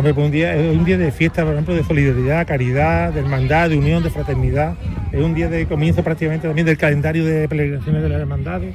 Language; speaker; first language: Spanish; native; Spanish